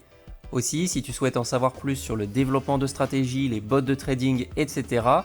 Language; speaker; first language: French; native; French